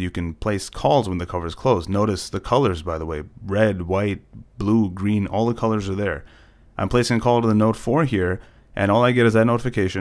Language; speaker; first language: English; native; English